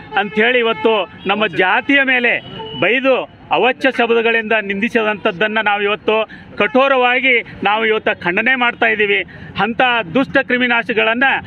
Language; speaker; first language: Kannada; non-native, local second language; Lambadi